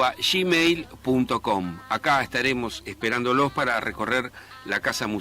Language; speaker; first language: Spanish; native; Spanish